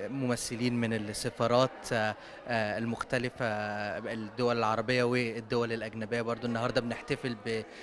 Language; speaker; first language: Arabic; early bilingual, heritage; Arabic